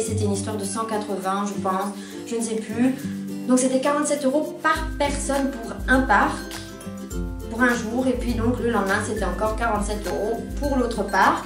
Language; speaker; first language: French; native; French